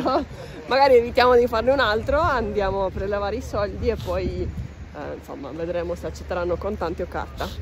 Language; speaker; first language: Italian; native; Italian